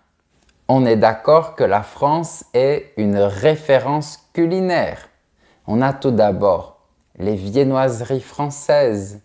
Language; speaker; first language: French; native; French